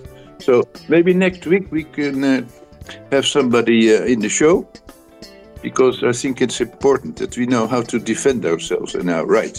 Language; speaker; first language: English; non-native, fluent; Dutch